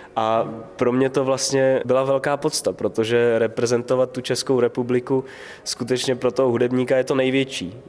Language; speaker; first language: Czech; native; Czech